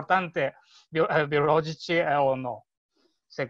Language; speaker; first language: Italian; non-native, learner; Japanese